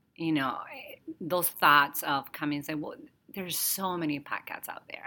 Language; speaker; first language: English; non-native, fluent; Spanish